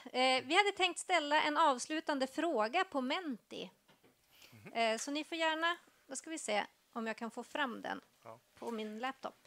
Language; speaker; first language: Swedish; native; Swedish